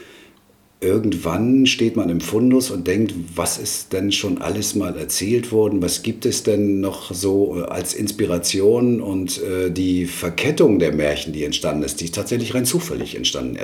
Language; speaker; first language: German; native; German